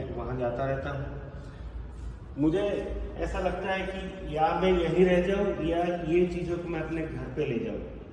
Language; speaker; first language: Hindi; non-native, local second language; Gujarati